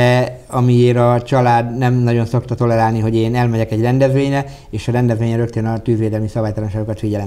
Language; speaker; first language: Hungarian; native; Hungarian